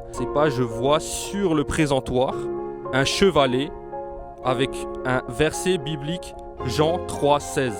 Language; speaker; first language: French; native; French